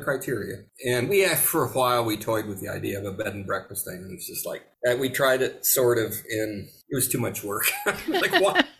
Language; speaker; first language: English; native; English